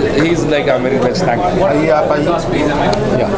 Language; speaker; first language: Hindi; native; Hindi